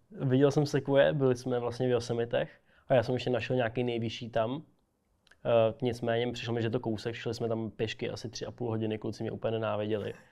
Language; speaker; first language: Czech; native; Czech